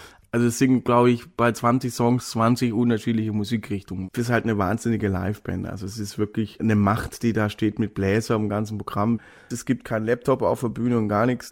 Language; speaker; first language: German; native; German